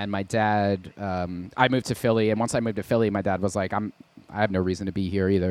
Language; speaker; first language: English; native; English